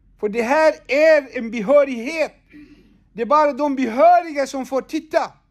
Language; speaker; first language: Swedish; non-native, fluent; Arabic